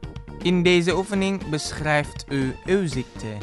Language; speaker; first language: Dutch; non-native, learner; Indonesian